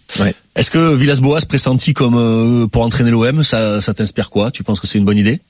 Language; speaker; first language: French; native; French